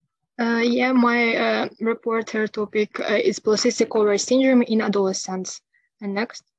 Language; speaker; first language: English; non-native, fluent; Ukrainian